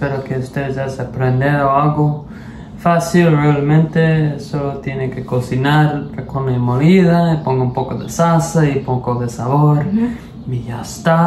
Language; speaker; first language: Spanish; non-native, learner; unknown